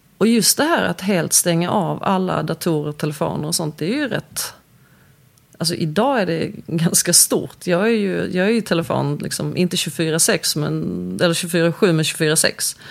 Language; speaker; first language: Swedish; early bilingual, other home language; Polish